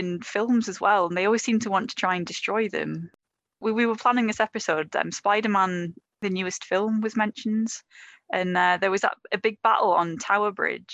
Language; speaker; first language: English; native; English